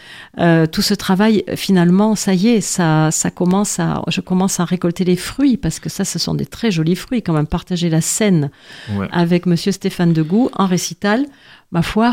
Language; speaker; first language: French; native; French